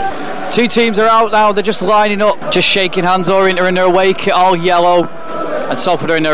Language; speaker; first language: English; native; English